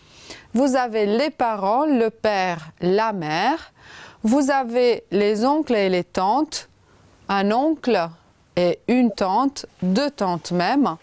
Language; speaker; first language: French; non-native, fluent; Romanian